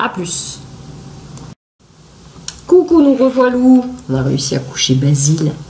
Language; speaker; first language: French; native; French